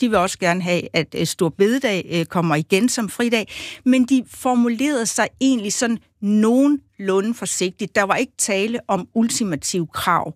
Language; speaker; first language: Danish; native; Danish